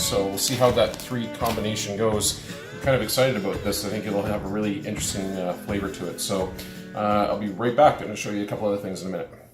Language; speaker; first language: English; native; English